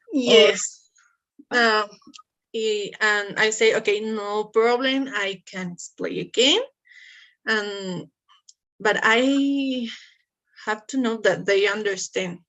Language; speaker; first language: English; non-native, learner; Spanish